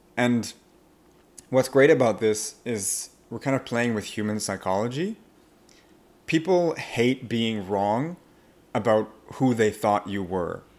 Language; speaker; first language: English; native; English